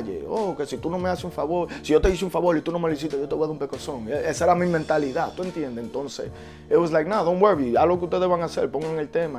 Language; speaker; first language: Spanish; early bilingual, heritage; Spanish